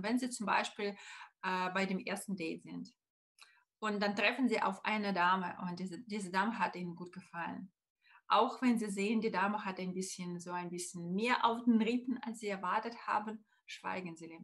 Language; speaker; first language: German; non-native, fluent; Russian